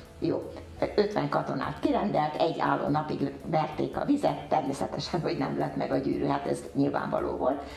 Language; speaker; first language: Hungarian; early bilingual, heritage; Hungarian